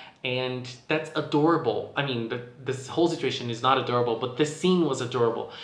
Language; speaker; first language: English; non-native, fluent; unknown